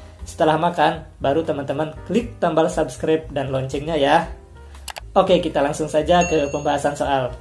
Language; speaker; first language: Indonesian; native; Indonesian